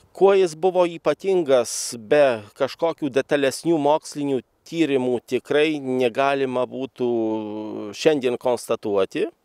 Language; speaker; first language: Lithuanian; native; Lithuanian